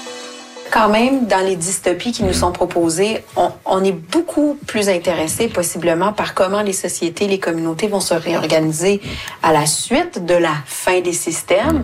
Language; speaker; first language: French; native; French